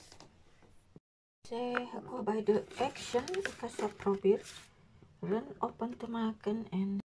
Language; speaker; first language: Dutch; non-native, learner; Indonesian